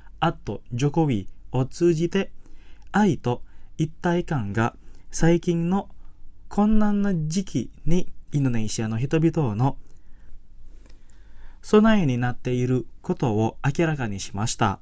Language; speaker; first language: Japanese; non-native, fluent; Indonesian